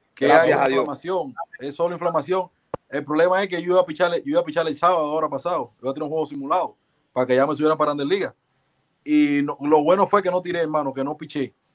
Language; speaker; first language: Spanish; native; Spanish